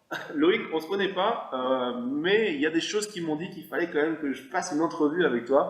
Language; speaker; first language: French; native; French